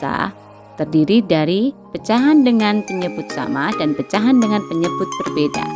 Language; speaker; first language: Indonesian; native; Indonesian